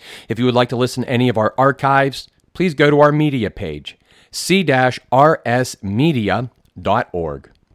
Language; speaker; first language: English; native; English